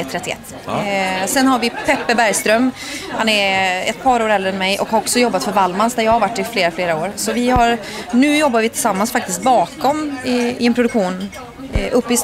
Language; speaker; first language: Swedish; native; Swedish